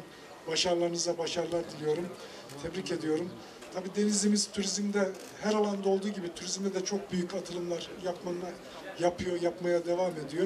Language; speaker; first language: Turkish; native; Turkish